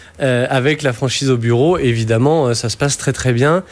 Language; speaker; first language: French; native; French